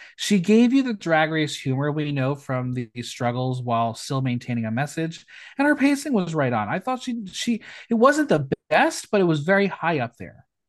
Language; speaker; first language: English; native; English